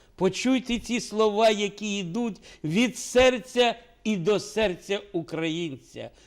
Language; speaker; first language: Ukrainian; non-native, local second language; Russian